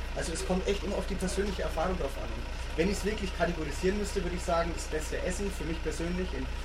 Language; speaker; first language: German; native; German